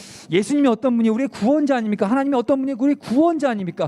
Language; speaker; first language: Korean; native; Korean